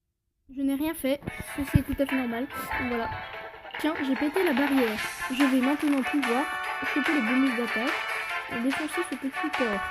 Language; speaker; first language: French; native; French